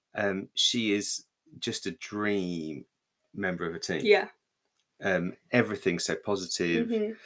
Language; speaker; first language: English; native; English